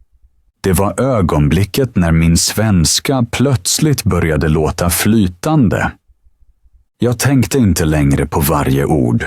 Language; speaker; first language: Swedish; non-native, fluent; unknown